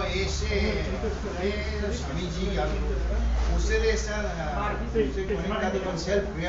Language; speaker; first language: Spanish; non-native, learner; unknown